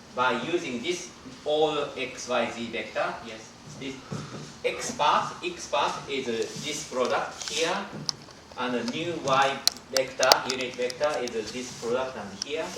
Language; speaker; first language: English; non-native, fluent; Japanese